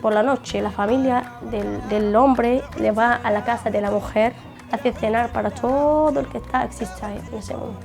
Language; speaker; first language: Spanish; non-native, learner; Arabic